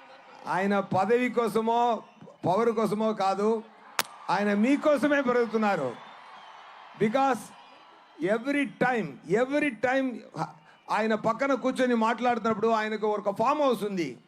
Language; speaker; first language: Telugu; non-native, learner; Tamil